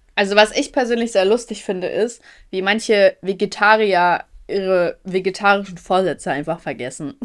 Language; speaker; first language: German; early bilingual, other home language; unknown